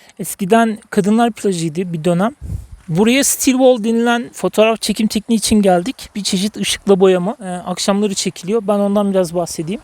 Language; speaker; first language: Turkish; native; Turkish